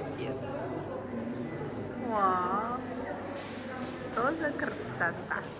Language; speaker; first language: Russian; non-native, fluent; Mongolian